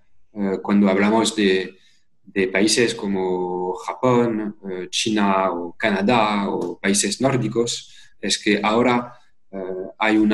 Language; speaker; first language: Spanish; non-native, fluent; French